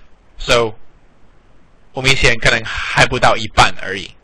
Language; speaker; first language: Chinese; non-native, fluent; English